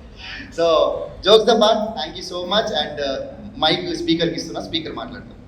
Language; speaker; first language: Telugu; native; Telugu